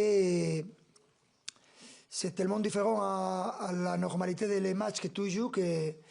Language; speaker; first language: French; non-native, fluent; Spanish